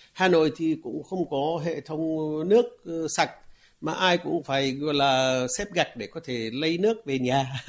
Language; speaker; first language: Vietnamese; non-native, fluent; Arabic